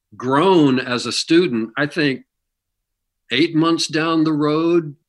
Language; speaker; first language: English; native; English